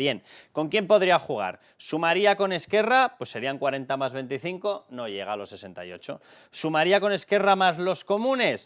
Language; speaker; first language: Spanish; native; Spanish